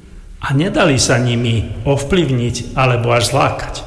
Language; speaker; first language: Slovak; native; Slovak